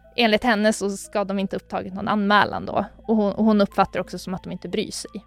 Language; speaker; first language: Swedish; native; Swedish